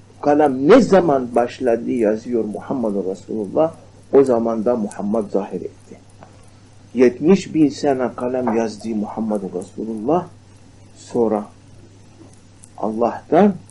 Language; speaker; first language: Turkish; non-native, learner; Arabic